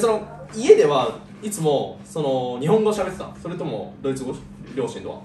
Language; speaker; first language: Japanese; native; Japanese